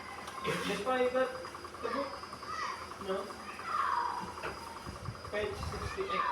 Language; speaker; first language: English; non-native, learner; Indonesian